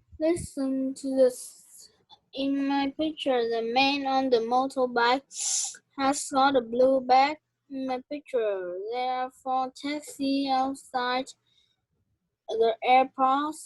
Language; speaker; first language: English; non-native, learner; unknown